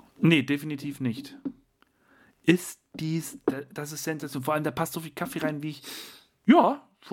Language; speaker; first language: German; native; German